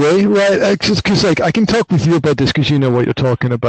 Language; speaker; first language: English; native; English